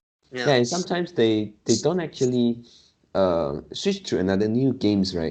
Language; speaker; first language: English; non-native, learner; Chinese